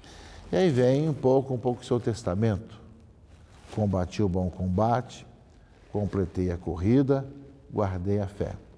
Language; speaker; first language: Portuguese; native; Portuguese